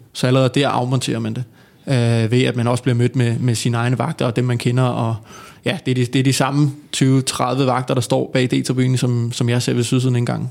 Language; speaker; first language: Danish; native; Danish